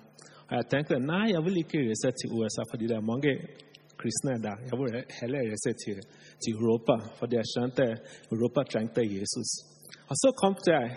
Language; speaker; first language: Norwegian; non-native, fluent; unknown